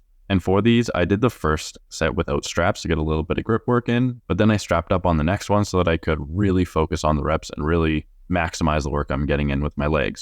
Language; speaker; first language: English; native; English